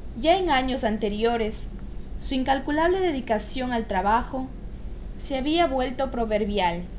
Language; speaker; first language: Spanish; native; Spanish